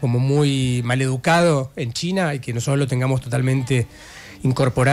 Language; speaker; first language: Spanish; native; Spanish